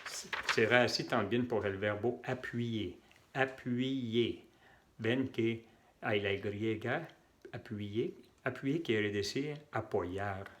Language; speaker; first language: Spanish; non-native, fluent; French